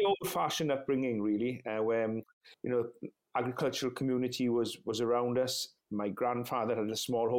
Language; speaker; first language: English; non-native, local second language; Welsh